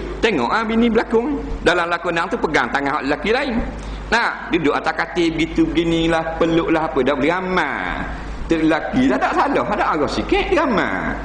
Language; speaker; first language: Malay; native; Malay